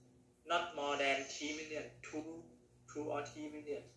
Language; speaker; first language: English; non-native, learner; Thai